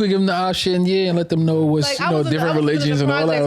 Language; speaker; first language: English; native; English